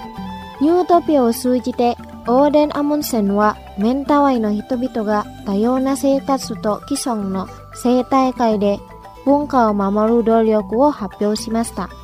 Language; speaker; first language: Japanese; non-native, fluent; Indonesian